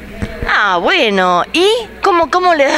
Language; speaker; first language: Spanish; native; Spanish